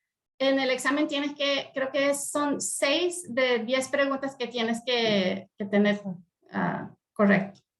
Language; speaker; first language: Spanish; early bilingual, heritage; Spanish